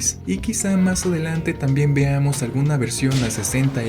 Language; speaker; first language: Spanish; native; Spanish